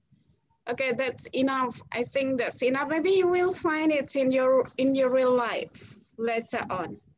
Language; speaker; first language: English; non-native, fluent; Indonesian